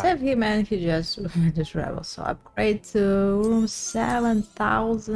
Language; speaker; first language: English; non-native, learner; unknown